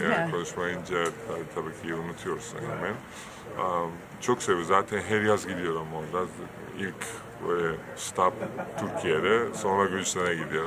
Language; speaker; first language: Turkish; non-native, fluent; Georgian